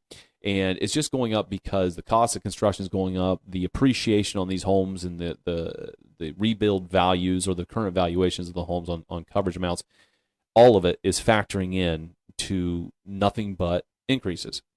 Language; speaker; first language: English; native; English